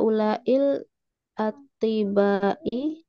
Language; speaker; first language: Arabic; non-native, learner; Malay